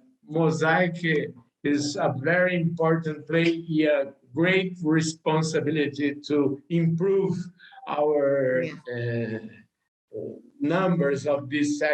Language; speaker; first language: English; non-native, learner; Portuguese